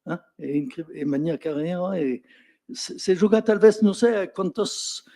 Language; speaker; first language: Portuguese; non-native, fluent; French